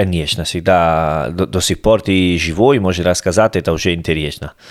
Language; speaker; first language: Russian; non-native, learner; Italian